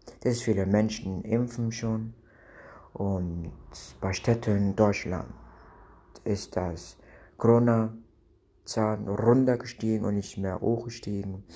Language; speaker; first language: German; non-native, local second language; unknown